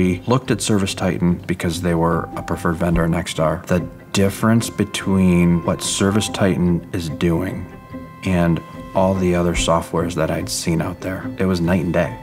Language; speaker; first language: English; native; English